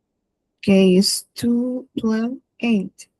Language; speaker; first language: English; non-native, fluent; Spanish